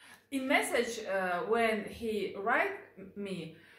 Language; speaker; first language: English; non-native, learner; Russian